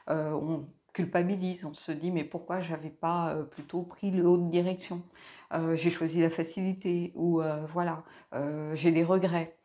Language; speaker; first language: French; native; French